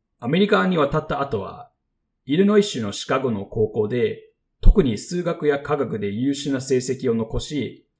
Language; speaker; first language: Japanese; non-native, fluent; English